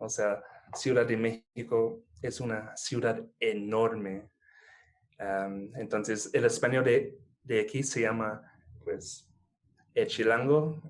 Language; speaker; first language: Spanish; non-native, fluent; English